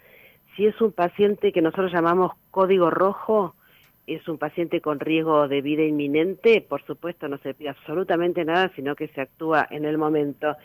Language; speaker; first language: Spanish; native; Spanish